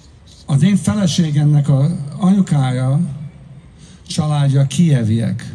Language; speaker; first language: Hungarian; early bilingual, heritage; Hungarian